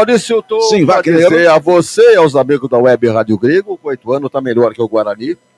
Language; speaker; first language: Portuguese; native; Portuguese